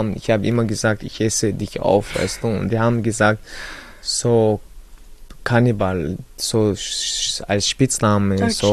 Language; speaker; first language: German; early bilingual, other home language; Chechen